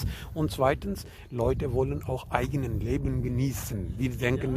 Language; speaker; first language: German; non-native, learner; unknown